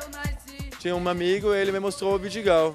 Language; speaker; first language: Portuguese; non-native, fluent; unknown